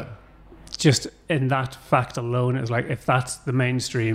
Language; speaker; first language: English; native; English